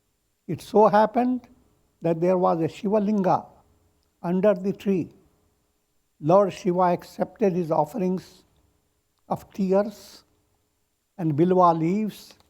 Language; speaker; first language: English; non-native, local second language; Hindi